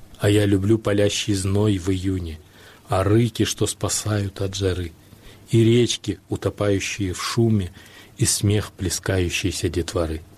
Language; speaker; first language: Kyrgyz; non-native, local second language; Uzbek